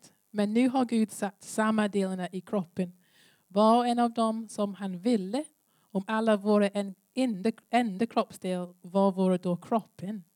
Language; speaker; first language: Swedish; non-native, learner; English